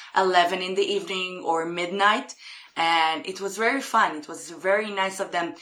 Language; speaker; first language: English; non-native, fluent; Hebrew